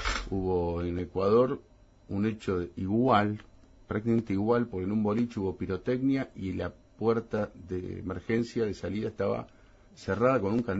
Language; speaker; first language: Spanish; native; Spanish